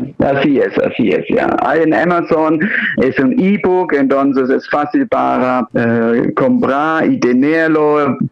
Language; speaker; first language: Spanish; non-native, fluent; German